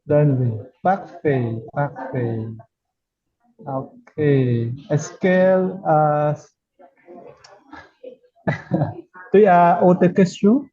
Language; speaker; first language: French; non-native, learner; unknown